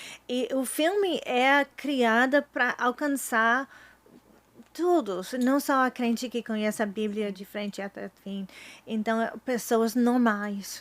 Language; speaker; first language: Portuguese; non-native, fluent; English